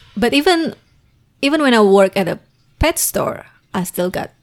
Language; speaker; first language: English; non-native, fluent; Indonesian